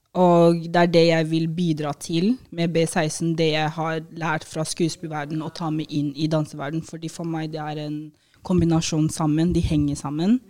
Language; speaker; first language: Norwegian; early bilingual, other home language; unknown